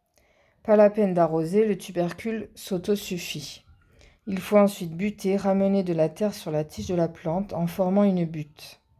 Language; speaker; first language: French; native; French